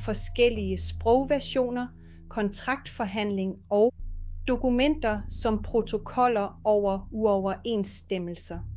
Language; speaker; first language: Danish; non-native, fluent; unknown